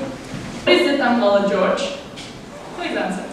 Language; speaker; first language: English; non-native, learner; Kazakh